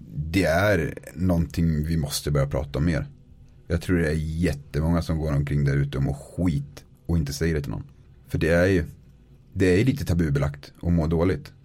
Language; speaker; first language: Swedish; native; Swedish